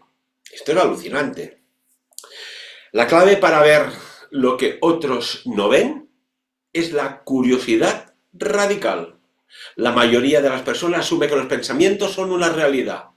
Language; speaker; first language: Spanish; non-native, local second language; Catalan